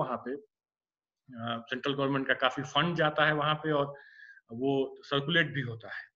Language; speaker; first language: Hindi; native; Hindi